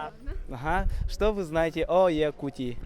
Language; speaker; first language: Russian; non-native, local second language; Yakut